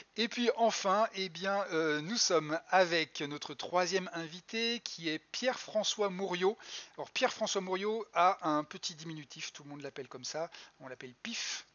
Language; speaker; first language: French; native; French